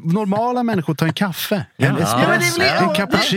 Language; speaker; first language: Swedish; native; Swedish